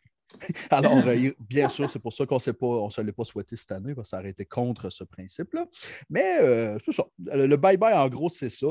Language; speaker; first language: French; native; French